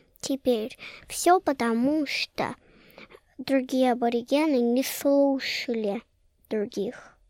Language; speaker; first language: Russian; early bilingual, heritage; Russian